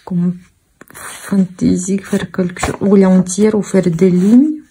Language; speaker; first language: French; non-native, fluent; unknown